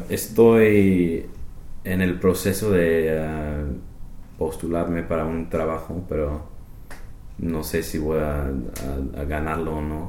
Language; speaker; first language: Spanish; non-native, fluent; English